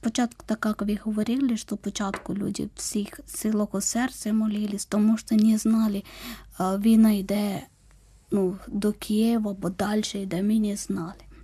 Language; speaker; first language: Ukrainian; non-native, learner; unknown